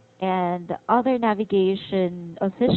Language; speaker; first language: English; non-native, fluent; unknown